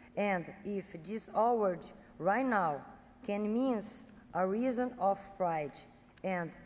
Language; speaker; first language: English; non-native, fluent; Portuguese